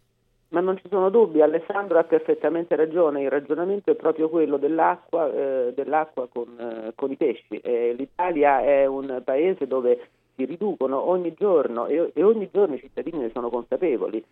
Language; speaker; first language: Italian; native; Italian